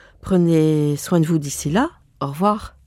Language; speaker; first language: French; native; French